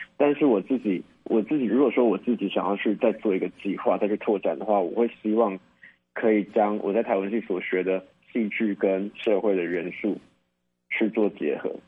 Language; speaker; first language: Chinese; native; Chinese